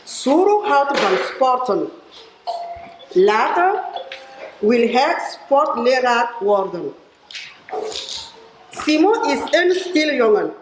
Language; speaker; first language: Dutch; non-native, fluent; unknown